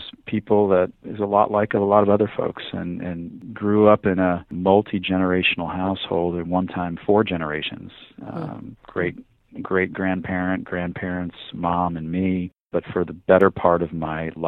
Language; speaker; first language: English; native; English